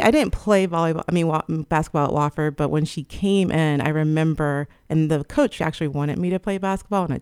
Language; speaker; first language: English; native; English